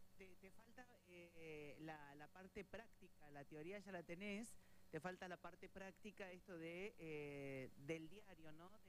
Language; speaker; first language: Spanish; native; Spanish